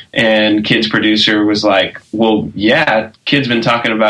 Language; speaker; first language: English; native; English